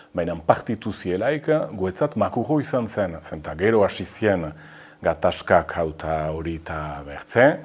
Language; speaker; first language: Basque; native; Basque